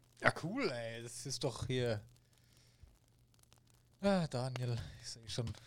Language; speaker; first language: German; native; German